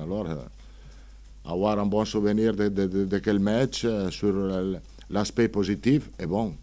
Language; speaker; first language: French; non-native, fluent; Italian